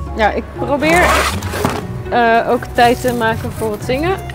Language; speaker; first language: Dutch; native; Dutch